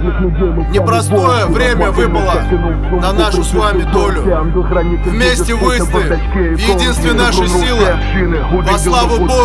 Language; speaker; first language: Russian; native; Russian